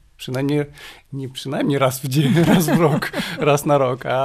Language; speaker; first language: Polish; non-native, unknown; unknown